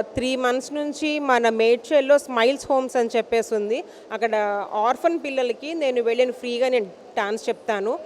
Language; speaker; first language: Telugu; native; Telugu